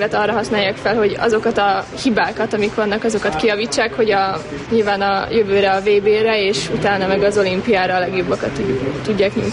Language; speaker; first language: Hungarian; native; Hungarian